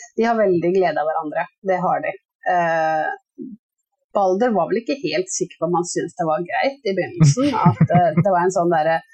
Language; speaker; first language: Norwegian; native; Norwegian